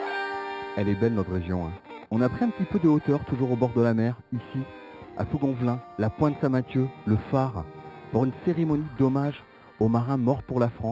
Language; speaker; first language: French; native; French